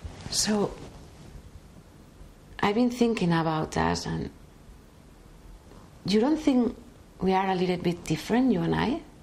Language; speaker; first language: English; non-native, fluent; Spanish